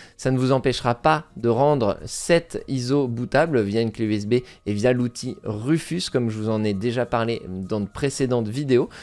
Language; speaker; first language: French; native; French